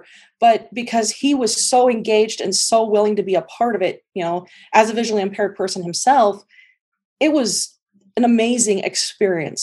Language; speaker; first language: English; native; English